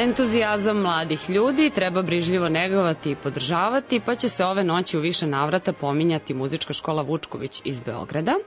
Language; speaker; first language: Serbian; native; Serbian